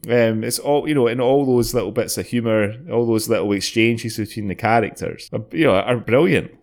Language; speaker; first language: English; native; English